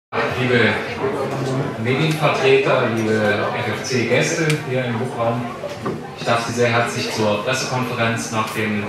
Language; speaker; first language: German; native; German